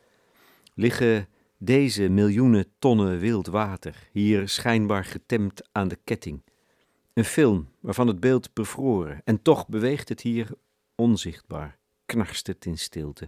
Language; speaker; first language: Dutch; native; Dutch